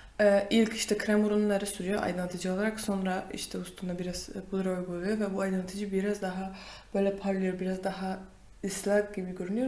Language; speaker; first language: Turkish; non-native, fluent; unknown